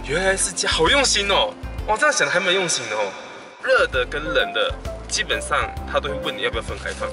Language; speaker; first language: Chinese; native; Chinese